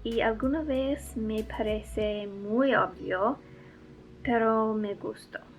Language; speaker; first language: Spanish; non-native, learner; English